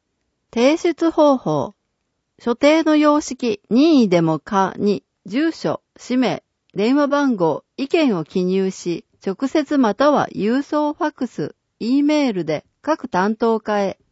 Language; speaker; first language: Japanese; native; Japanese